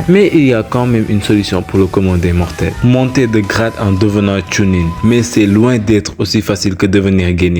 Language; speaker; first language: French; native; French